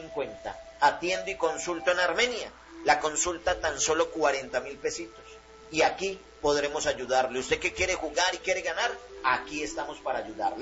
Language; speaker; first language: Spanish; native; Spanish